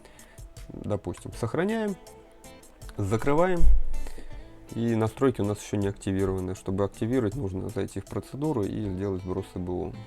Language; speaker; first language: Russian; native; Russian